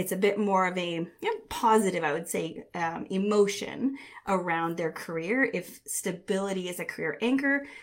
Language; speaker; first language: English; native; English